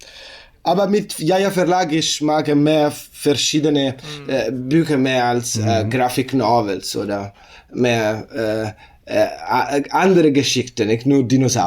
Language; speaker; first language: German; non-native, learner; Italian